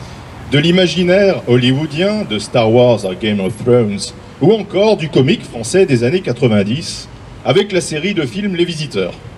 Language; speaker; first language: French; native; French